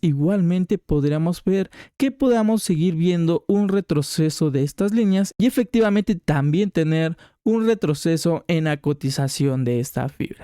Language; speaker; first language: Spanish; native; Spanish